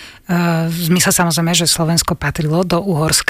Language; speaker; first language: Slovak; native; Slovak